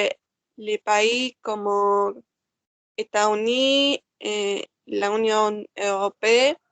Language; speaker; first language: French; non-native, learner; Spanish